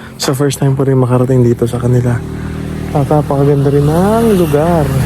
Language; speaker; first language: Filipino; native; Filipino